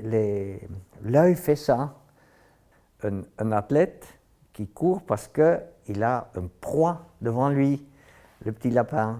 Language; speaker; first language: French; non-native, fluent; Dutch